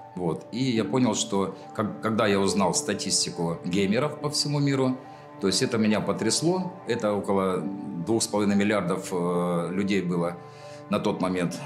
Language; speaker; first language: Russian; native; Russian